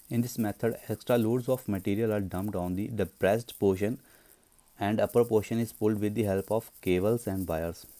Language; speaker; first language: English; non-native, local second language; Punjabi